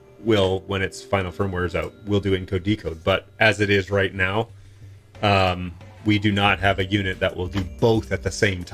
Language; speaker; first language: English; native; English